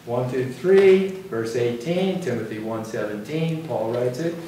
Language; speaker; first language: English; native; English